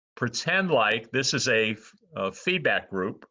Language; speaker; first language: English; native; English